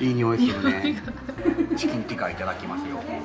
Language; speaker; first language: Japanese; native; Japanese